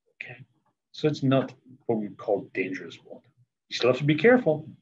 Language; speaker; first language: English; native; English